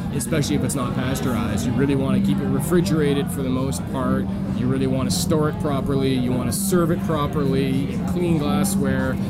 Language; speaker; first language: English; native; English